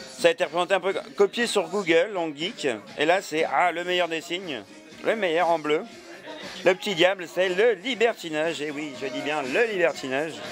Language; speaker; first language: French; non-native, fluent; Spanish